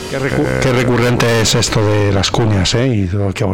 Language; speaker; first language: Spanish; native; Spanish